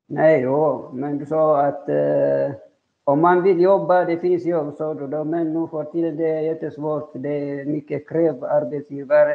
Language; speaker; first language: Swedish; non-native, learner; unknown